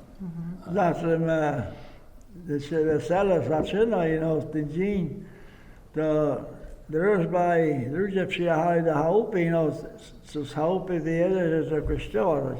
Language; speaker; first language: Polish; early bilingual, heritage; Polish